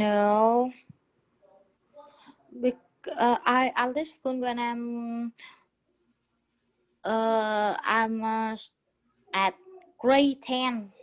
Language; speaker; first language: English; non-native, learner; Vietnamese